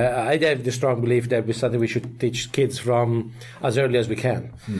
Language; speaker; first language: English; non-native, fluent; Italian